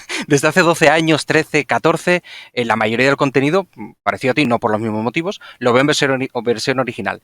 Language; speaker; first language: Spanish; native; Spanish